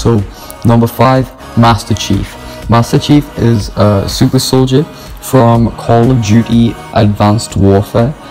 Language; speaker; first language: English; native; English